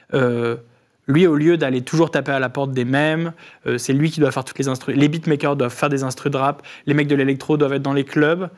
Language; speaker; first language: French; native; French